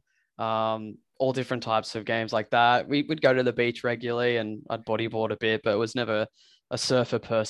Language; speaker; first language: English; native; English